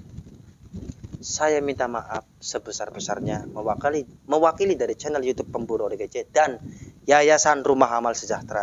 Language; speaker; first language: Indonesian; native; Indonesian